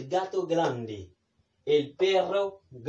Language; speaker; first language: Spanish; non-native, fluent; Haitian Creole